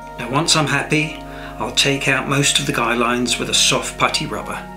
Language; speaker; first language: English; native; English